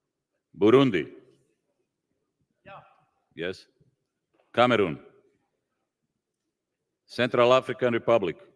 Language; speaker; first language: English; non-native, fluent; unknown